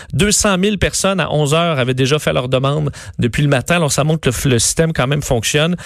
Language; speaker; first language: French; native; French